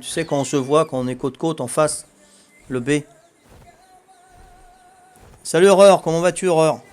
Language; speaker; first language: French; native; French